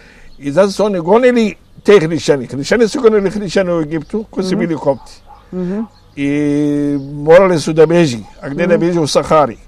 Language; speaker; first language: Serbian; non-native, fluent; Arabic